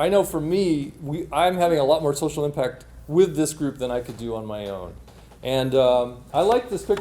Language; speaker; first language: English; native; English